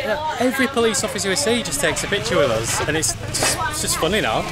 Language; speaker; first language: English; native; English